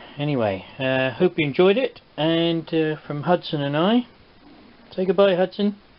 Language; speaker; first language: English; native; English